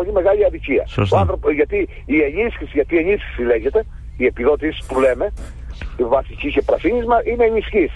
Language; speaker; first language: Greek; native; Greek